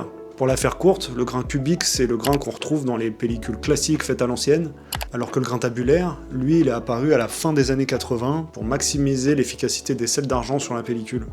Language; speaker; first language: French; native; French